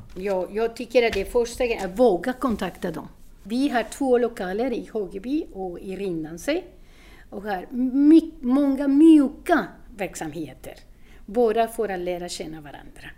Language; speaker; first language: Swedish; non-native, fluent; Spanish